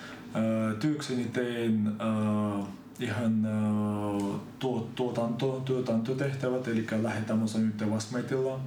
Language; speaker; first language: Finnish; non-native, fluent; Ukrainian